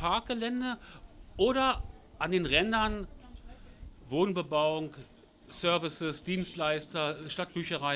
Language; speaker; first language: German; native; German